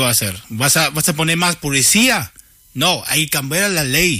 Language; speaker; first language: Spanish; non-native, learner; Chinese